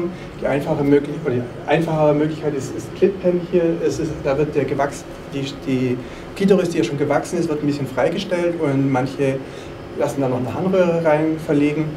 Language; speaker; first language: German; native; German